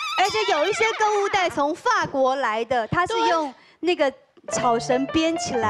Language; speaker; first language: Chinese; native; Chinese